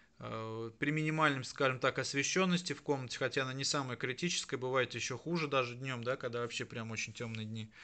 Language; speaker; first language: Russian; native; Russian